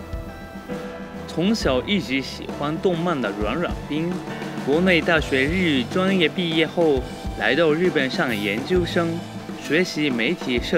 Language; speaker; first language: Chinese; native; Chinese